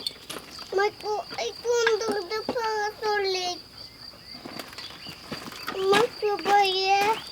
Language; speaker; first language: Dutch; early bilingual, heritage; Dutch